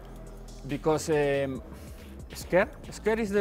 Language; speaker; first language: English; non-native, learner; Spanish